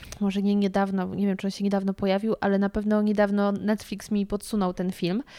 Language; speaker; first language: Polish; native; Polish